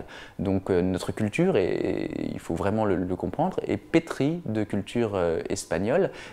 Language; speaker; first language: French; native; French